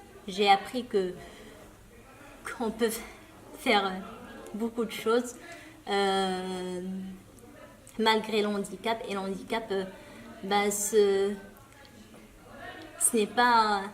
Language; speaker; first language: French; early bilingual, other home language; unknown